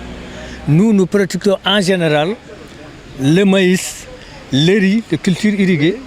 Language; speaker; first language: French; non-native, local second language; Fula